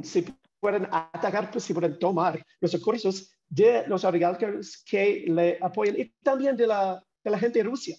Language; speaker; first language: Spanish; non-native, fluent; English